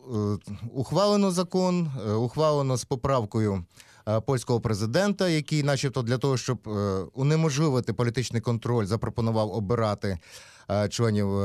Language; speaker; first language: Ukrainian; native; Ukrainian